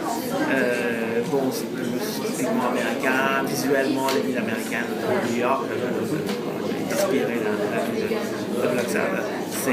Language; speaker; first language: French; non-native, fluent; Spanish